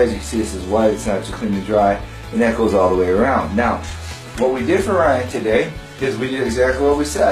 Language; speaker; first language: English; native; English